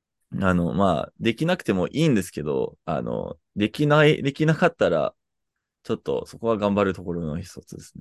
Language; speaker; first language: Japanese; non-native, fluent; English